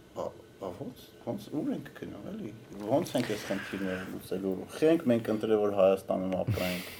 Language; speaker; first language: Armenian; native; Armenian